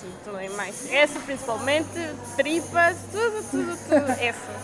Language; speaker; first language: Portuguese; non-native, learner; Spanish